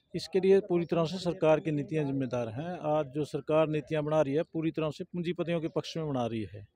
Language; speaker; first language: Hindi; native; Hindi